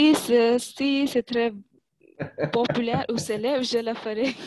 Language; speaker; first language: French; non-native, learner; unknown